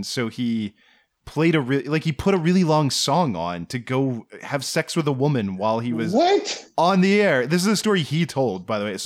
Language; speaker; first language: English; native; English